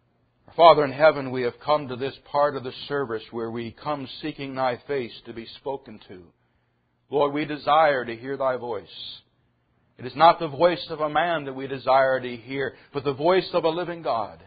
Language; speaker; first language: English; native; English